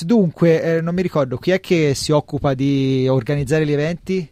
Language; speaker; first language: Italian; native; Italian